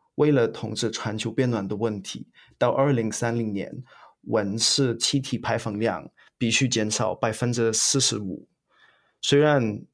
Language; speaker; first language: Chinese; non-native, fluent; English